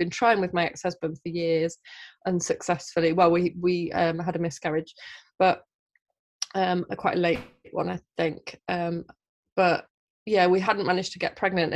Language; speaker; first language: English; native; English